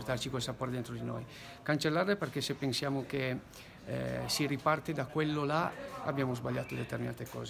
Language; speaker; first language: Italian; native; Italian